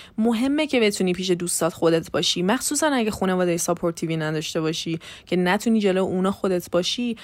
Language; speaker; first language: Persian; early bilingual, heritage; Persian